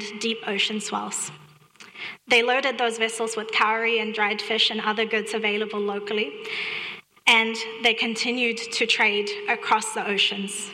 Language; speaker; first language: English; non-native, fluent; Divehi